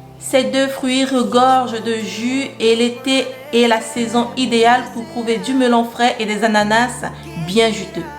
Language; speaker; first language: French; native; French